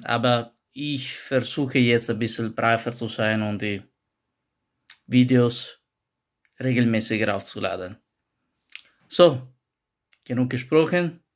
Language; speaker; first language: German; non-native, fluent; Italian